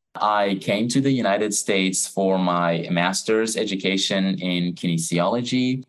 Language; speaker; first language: English; non-native, fluent; Persian